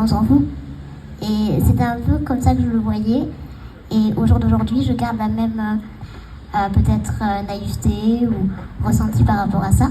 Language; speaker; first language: French; native; French